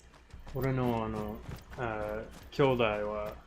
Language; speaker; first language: Japanese; non-native, learner; English